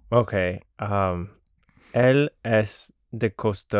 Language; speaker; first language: Spanish; non-native, learner; English